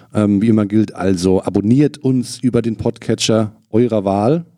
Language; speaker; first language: German; native; German